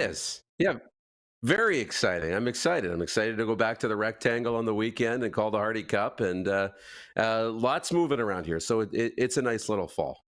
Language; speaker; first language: English; native; English